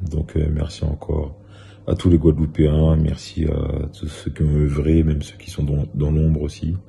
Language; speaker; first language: French; native; French